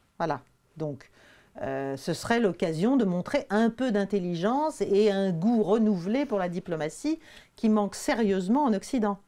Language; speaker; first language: French; native; French